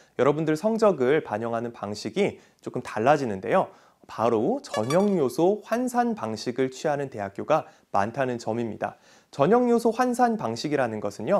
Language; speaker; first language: Korean; native; Korean